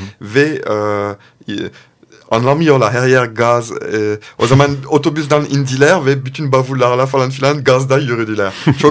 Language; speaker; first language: Turkish; non-native, fluent; French